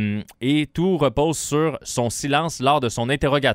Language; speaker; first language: French; native; French